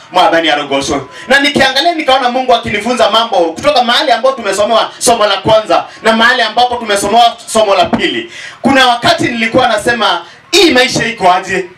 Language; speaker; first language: Swahili; non-native, local second language; Kikuyu